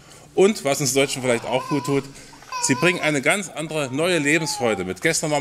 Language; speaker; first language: German; native; German